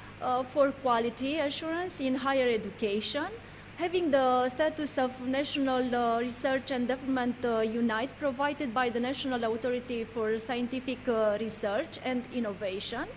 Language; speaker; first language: English; non-native, learner; Romanian